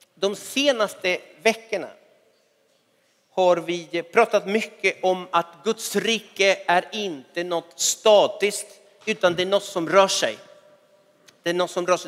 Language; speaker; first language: Swedish; non-native, fluent; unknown